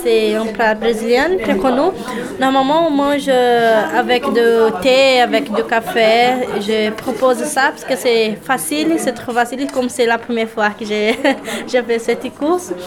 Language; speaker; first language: French; non-native, learner; Portuguese